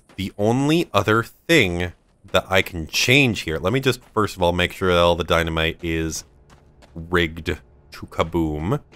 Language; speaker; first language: English; native; English